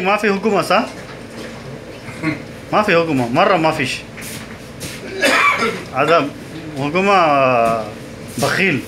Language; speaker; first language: Arabic; non-native, learner; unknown